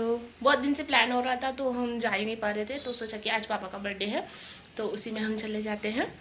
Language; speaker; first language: Hindi; native; Hindi